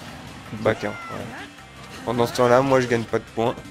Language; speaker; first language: French; native; French